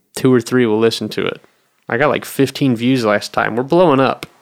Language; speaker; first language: English; native; English